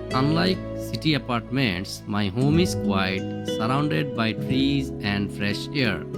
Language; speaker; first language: English; non-native, local second language; Bangla